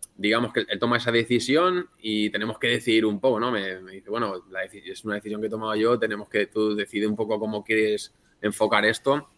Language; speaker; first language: Spanish; native; Spanish